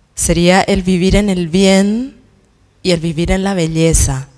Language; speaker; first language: Spanish; native; Spanish